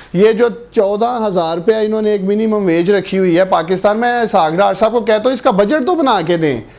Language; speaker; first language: Urdu; non-native, local second language; Punjabi